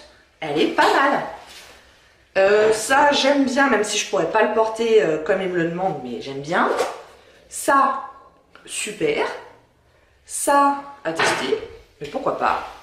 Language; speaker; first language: French; native; French